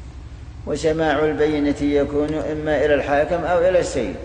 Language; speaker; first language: Arabic; native; Arabic